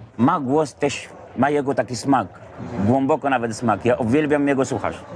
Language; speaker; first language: Polish; non-native, fluent; Arabic